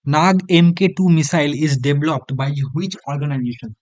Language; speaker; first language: English; non-native, local second language; Bangla